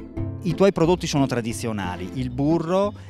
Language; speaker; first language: Italian; native; Italian